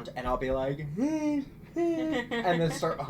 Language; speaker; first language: English; native; English